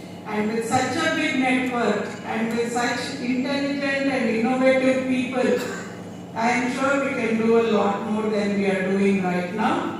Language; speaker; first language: English; non-native, local second language; Telugu